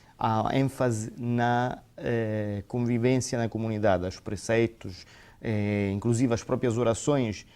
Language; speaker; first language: Portuguese; non-native, fluent; Italian